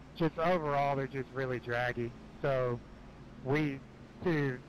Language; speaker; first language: English; native; English